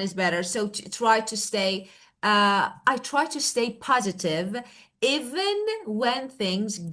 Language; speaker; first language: English; non-native, fluent; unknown